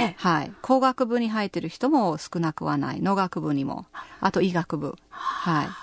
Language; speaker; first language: Japanese; non-native, fluent; English